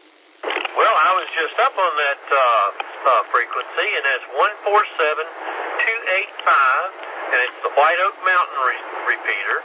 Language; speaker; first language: English; native; English